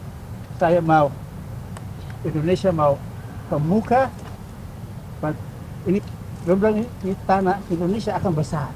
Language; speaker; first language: Indonesian; early bilingual, heritage; Indonesian